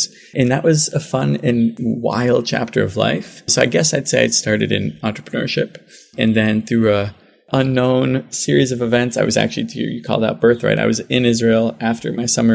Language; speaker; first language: English; native; English